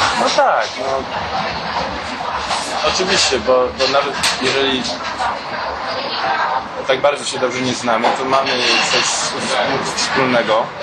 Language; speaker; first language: Polish; early bilingual, heritage; Polish